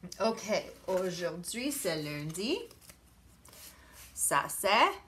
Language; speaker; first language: French; non-native, learner; English